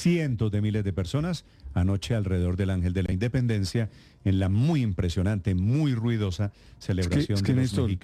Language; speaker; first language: Spanish; native; Spanish